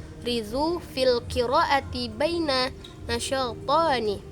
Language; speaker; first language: Arabic; non-native, learner; Indonesian